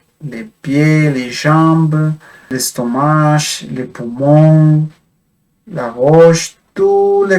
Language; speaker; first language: French; non-native, fluent; Spanish